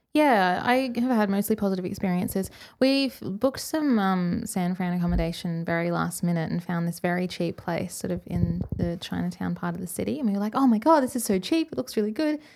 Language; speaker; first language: English; native; English